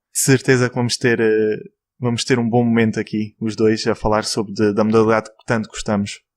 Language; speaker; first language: Portuguese; native; Portuguese